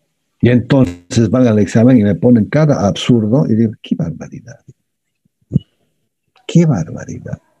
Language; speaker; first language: Spanish; native; Spanish